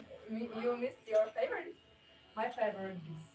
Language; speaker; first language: English; non-native, fluent; Ukrainian